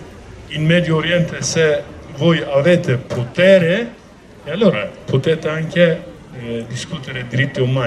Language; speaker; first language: Italian; non-native, learner; Kurdish